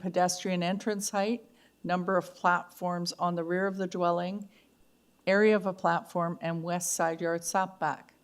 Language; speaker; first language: English; native; English